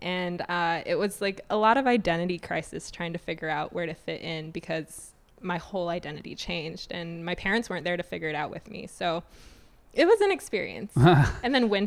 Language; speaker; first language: English; native; English